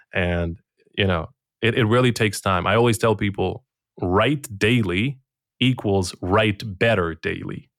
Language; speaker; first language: English; non-native, fluent; Bosnian